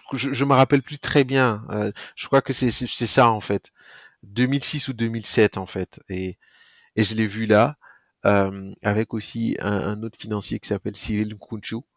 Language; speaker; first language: French; non-native, local second language; Mossi